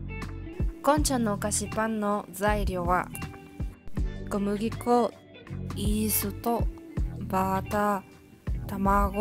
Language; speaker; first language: Japanese; non-native, learner; Spanish